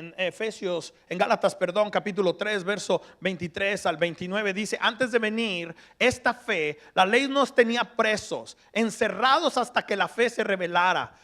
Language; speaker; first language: Spanish; early bilingual, heritage; Spanish